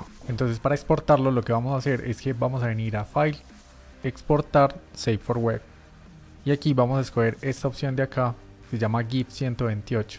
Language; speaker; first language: Spanish; native; Spanish